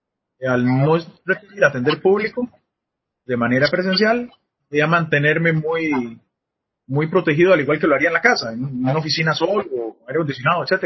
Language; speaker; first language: Spanish; native; Spanish